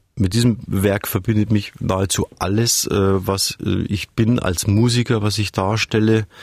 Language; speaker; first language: German; native; German